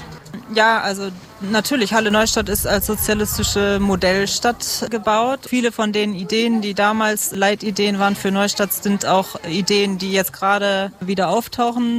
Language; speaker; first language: German; native; German